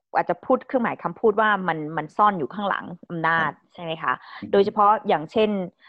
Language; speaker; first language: Thai; native; Thai